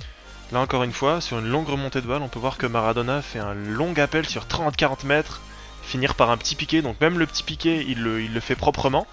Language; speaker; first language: French; native; French